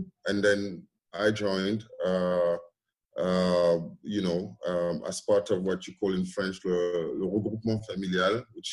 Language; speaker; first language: English; non-native, local second language; French